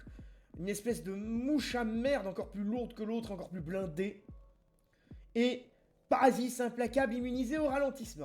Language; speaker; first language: French; native; French